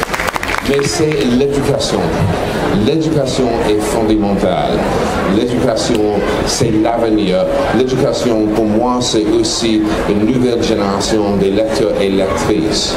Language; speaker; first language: French; non-native, fluent; English